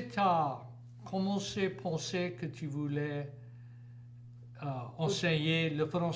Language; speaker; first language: French; native; French